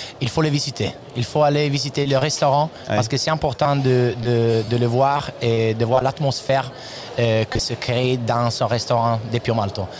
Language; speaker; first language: French; non-native, learner; Italian